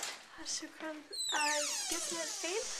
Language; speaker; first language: Arabic; non-native, learner; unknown